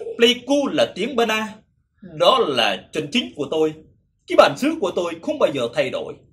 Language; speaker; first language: Vietnamese; non-native, local second language; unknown